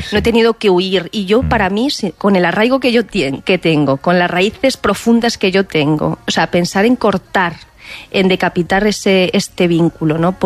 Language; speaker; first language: Spanish; native; Spanish